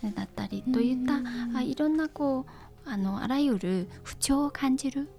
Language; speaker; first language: Japanese; non-native, fluent; Chinese